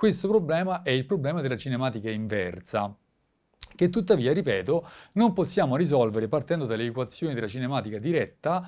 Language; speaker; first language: Italian; native; Italian